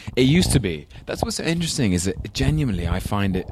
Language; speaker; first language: English; native; English